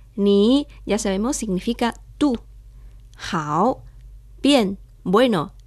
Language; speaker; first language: Spanish; non-native, fluent; Chinese